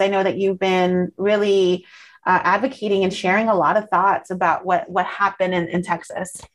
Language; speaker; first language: English; early bilingual, other home language; Spanish